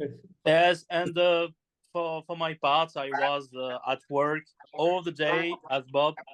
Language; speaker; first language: English; non-native, learner; French